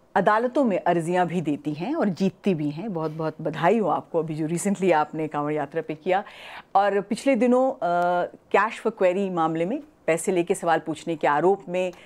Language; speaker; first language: Hindi; native; Hindi